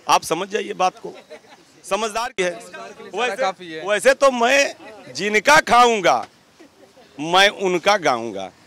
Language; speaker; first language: Hindi; native; Hindi